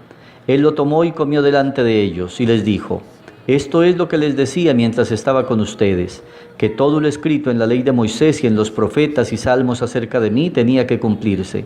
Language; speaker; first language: Spanish; native; Spanish